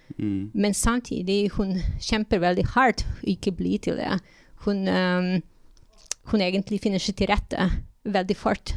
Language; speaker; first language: Norwegian; non-native, fluent; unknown